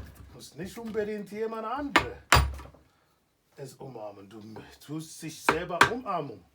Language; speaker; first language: German; non-native, learner; Igbo